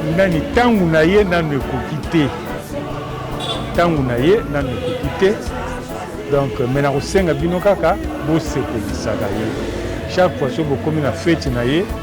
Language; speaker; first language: Lingala; non-native, local second language; Kongo